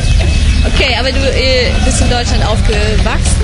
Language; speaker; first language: German; native; German